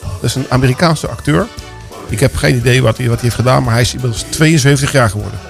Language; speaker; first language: Dutch; native; Dutch